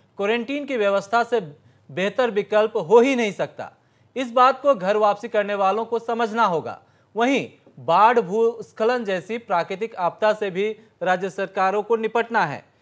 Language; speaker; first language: Hindi; native; Hindi